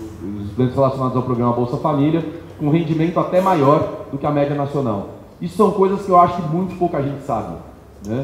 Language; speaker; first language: Portuguese; native; Portuguese